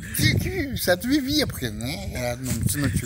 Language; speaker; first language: Portuguese; native; Portuguese